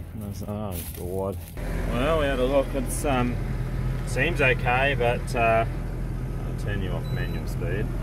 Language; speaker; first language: English; native; English